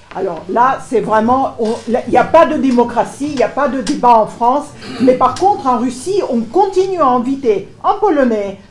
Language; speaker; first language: French; non-native, fluent; Russian